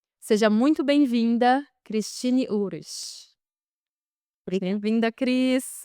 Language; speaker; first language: Portuguese; native; Portuguese